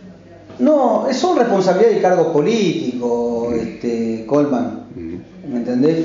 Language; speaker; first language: Spanish; native; Spanish